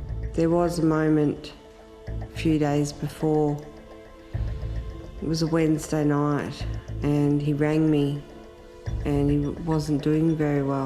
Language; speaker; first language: English; native; English